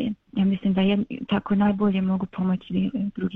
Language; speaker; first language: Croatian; early bilingual, other home language; Bosnian